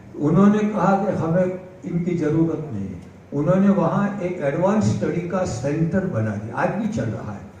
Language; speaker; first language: Hindi; non-native, local second language; Gujarati